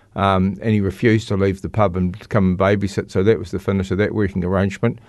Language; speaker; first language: English; native; English